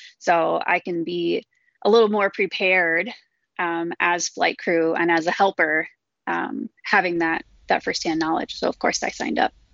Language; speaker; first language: English; native; English